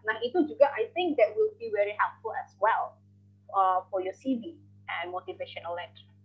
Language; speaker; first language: English; non-native, fluent; Indonesian